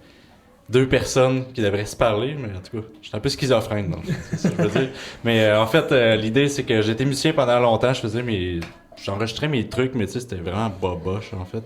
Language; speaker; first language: French; native; French